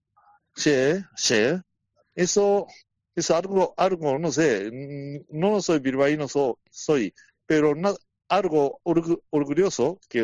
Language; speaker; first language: Spanish; non-native, learner; Japanese